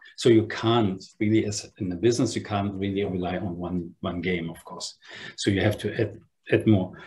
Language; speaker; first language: English; non-native, fluent; German